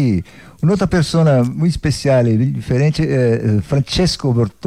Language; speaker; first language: Italian; non-native, learner; Portuguese